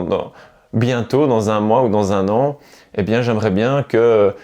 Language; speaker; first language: French; native; French